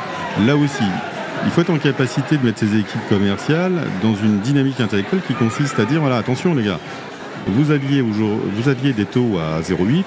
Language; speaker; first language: French; native; French